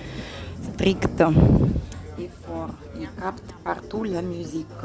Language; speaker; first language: French; non-native, fluent; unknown